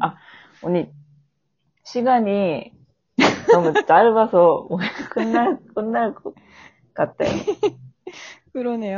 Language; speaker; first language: Korean; non-native, learner; Japanese